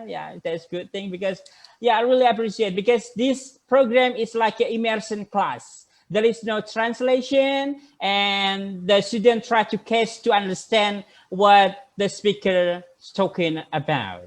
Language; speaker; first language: English; non-native, fluent; Indonesian